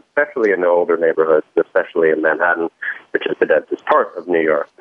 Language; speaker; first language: English; native; English